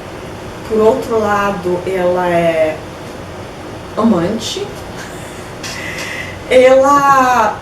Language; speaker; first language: Portuguese; non-native, fluent; Polish